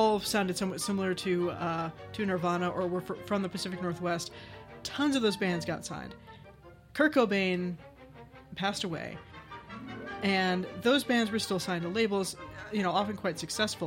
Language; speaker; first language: English; native; English